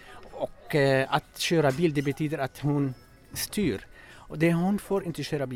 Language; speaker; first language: Swedish; non-native, fluent; Arabic